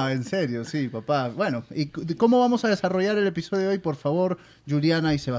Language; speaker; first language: Spanish; native; Spanish